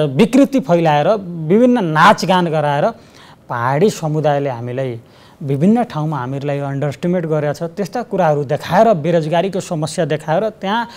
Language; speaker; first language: Nepali; native; Nepali